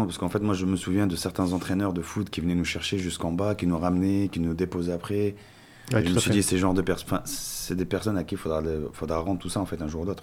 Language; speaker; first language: French; early bilingual, other home language; Arabic